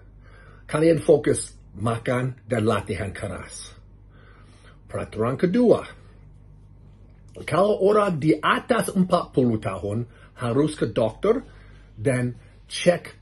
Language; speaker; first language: Indonesian; non-native, learner; English